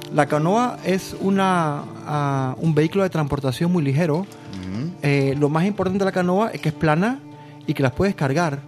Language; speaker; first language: Spanish; early bilingual, other home language; Bulgarian